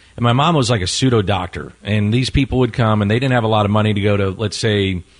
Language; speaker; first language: English; native; English